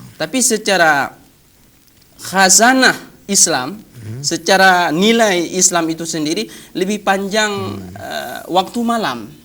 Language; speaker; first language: Indonesian; non-native, local second language; Achinese